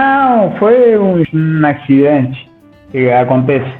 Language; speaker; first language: Portuguese; non-native, learner; Spanish